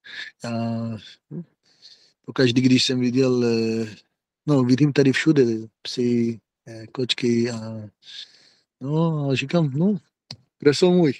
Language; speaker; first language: Czech; non-native, fluent; Hebrew